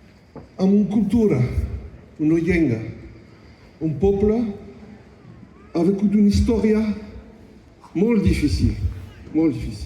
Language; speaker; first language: Catalan; non-native, local second language; French